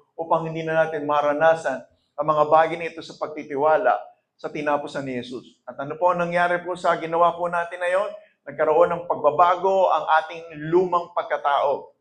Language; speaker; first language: Filipino; native; Filipino